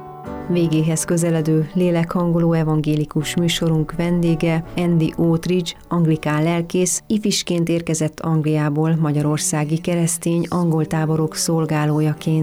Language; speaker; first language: Hungarian; native; Hungarian